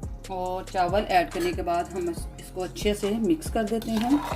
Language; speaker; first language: Urdu; native; Urdu